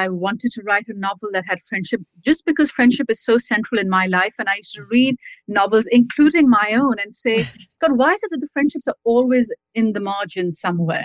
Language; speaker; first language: English; non-native, local second language; Urdu